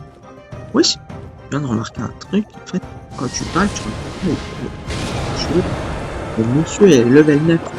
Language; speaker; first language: French; native; French